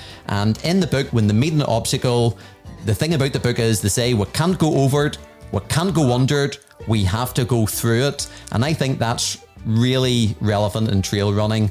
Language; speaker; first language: English; native; English